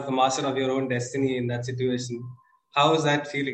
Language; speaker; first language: English; non-native, local second language; Malayalam